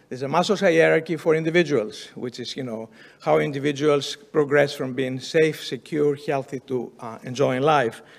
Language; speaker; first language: English; non-native, fluent; Greek